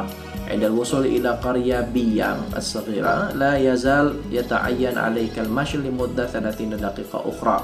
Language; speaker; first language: Arabic; non-native, fluent; Indonesian